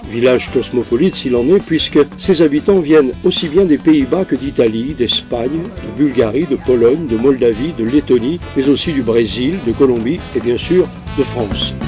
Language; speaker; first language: French; native; French